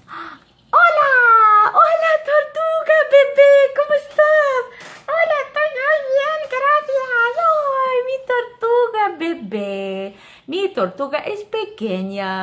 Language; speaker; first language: Spanish; non-native, fluent; English